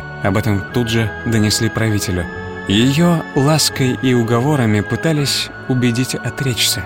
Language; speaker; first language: Russian; native; Russian